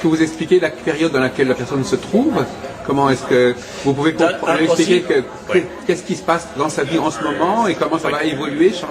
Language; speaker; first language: French; native; French